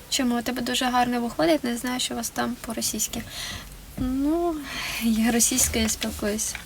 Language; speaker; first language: Ukrainian; non-native, local second language; Russian